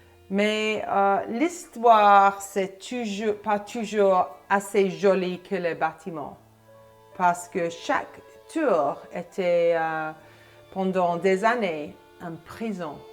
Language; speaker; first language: French; non-native, fluent; English